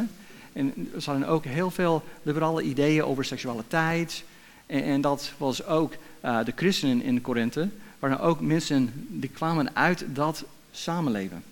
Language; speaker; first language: Dutch; non-native, fluent; English